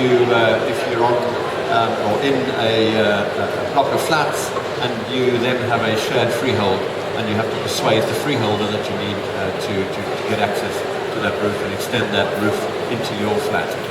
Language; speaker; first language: English; native; English